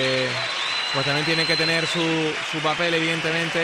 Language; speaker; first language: Spanish; native; Spanish